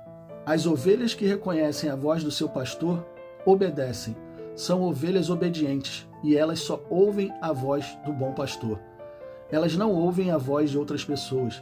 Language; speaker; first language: Portuguese; native; Portuguese